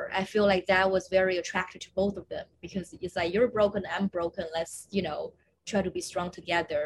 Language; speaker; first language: English; non-native, fluent; Chinese